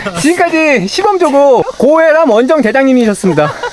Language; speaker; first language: Korean; native; Korean